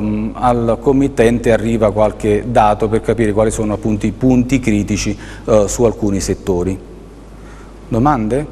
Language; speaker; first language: Italian; native; Italian